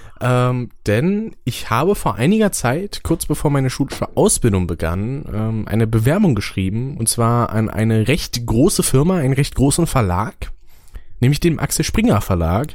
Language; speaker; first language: German; native; German